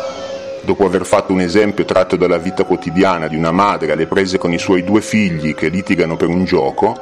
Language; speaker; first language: Italian; native; Italian